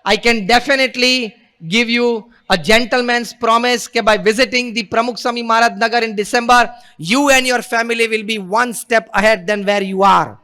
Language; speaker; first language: English; non-native, local second language; Gujarati